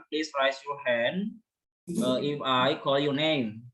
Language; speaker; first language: English; non-native, learner; Indonesian